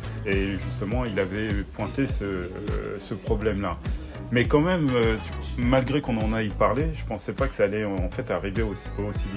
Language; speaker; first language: French; native; French